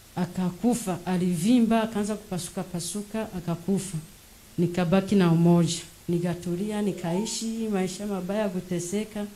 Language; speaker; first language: Swahili; non-native, local second language; Rundi